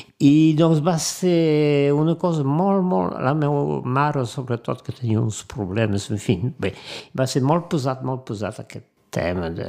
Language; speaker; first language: Catalan; non-native, local second language; French